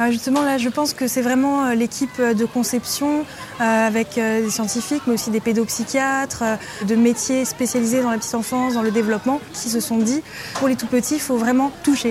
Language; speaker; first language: French; native; French